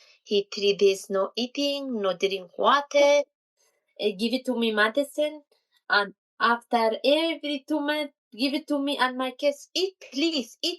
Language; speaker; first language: English; non-native, learner; Kurdish